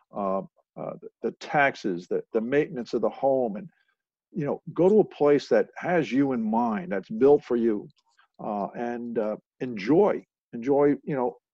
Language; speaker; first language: English; native; English